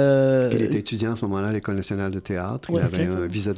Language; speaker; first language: French; native; French